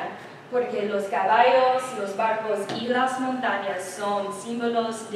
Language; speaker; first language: Spanish; non-native, learner; English